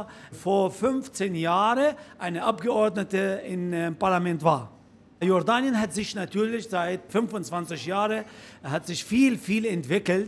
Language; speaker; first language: German; non-native, fluent; Arabic